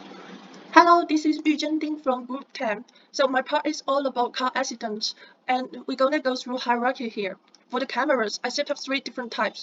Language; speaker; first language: English; non-native, fluent; Chinese